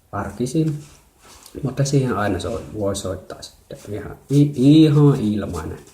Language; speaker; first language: Finnish; non-native, fluent; Jarai